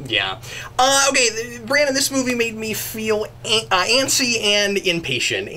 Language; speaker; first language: English; native; English